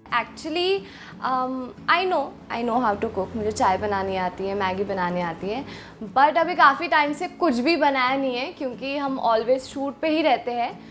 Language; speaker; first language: Hindi; early bilingual, heritage; Hindi